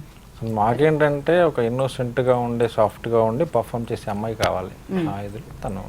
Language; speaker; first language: Telugu; native; Telugu